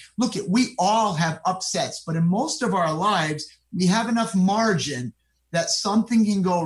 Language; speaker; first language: English; native; English